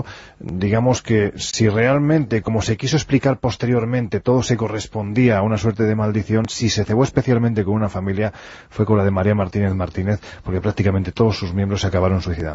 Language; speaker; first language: Spanish; native; Spanish